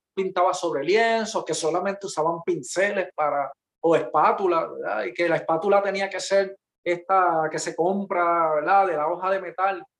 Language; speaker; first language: Spanish; native; Spanish